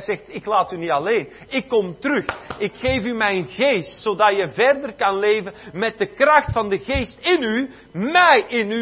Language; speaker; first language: Dutch; native; Dutch